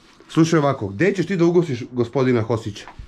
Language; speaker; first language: Serbian; native; Serbian